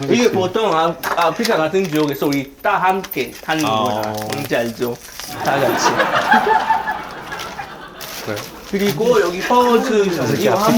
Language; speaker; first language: Korean; non-native, fluent; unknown